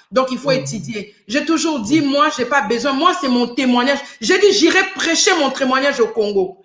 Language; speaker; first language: French; non-native, local second language; Lingala